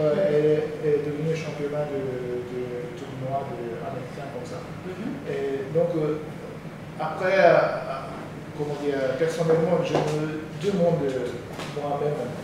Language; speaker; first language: French; non-native, learner; Japanese